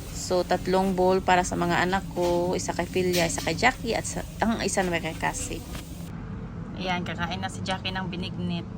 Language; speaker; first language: Filipino; non-native, local second language; Cebuano